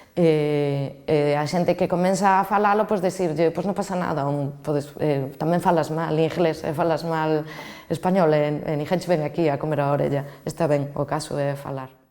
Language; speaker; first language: Galician; native; Galician